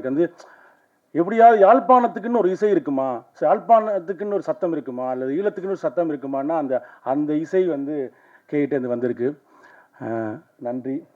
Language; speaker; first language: Tamil; native; Tamil